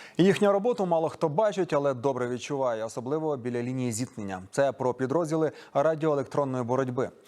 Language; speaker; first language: Ukrainian; native; Ukrainian